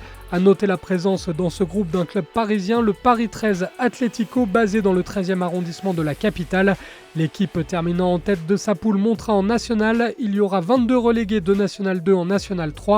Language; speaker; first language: French; native; French